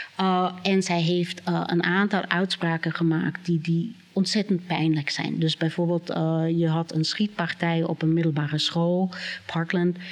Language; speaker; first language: Dutch; non-native, fluent; English